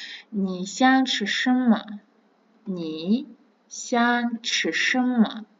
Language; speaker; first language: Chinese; non-native, fluent; Kazakh